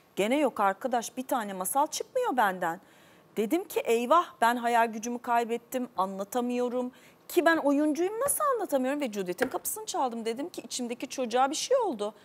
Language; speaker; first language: Turkish; native; Turkish